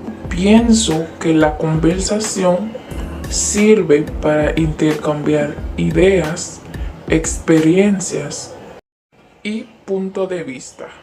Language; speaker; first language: Spanish; non-native, learner; Haitian Creole